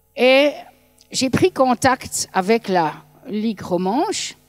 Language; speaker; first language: French; native; French